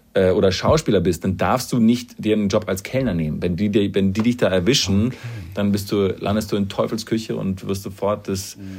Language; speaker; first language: German; native; German